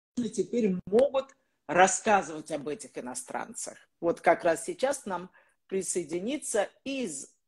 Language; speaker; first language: Russian; native; Russian